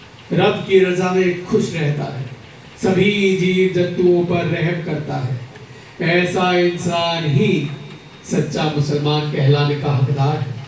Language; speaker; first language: Hindi; native; Hindi